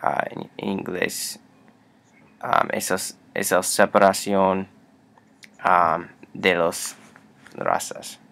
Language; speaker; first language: Spanish; non-native, learner; English